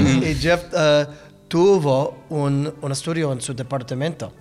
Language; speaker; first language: Spanish; non-native, learner; English